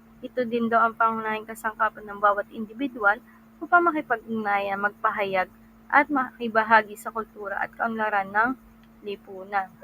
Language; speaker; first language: Filipino; non-native, local second language; Cebuano